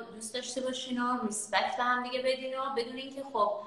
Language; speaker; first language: Persian; early bilingual, heritage; Persian